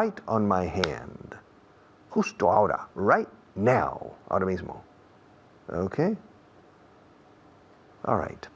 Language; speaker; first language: Spanish; non-native, fluent; English